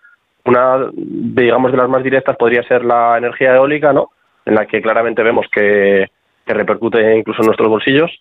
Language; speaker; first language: Spanish; native; Spanish